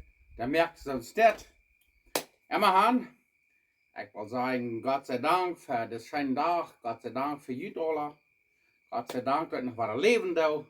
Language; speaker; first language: German; non-native, learner; Plautdietsch